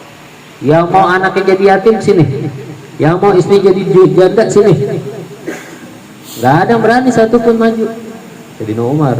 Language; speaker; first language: Indonesian; native; Indonesian